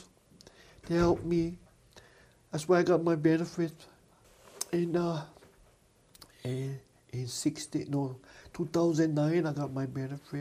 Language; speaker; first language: English; native; English